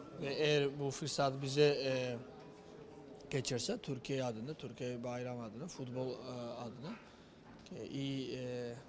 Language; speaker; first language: Turkish; non-native, fluent; Georgian